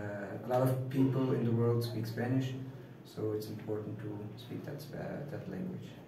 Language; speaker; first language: English; non-native, fluent; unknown